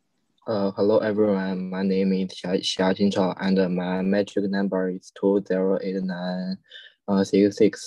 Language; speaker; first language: English; non-native, learner; Chinese